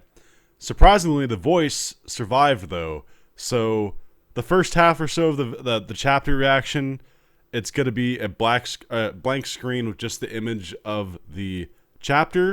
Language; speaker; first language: English; native; English